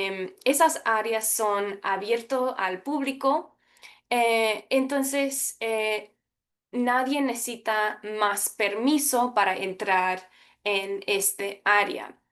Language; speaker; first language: Spanish; early bilingual, heritage; Spanish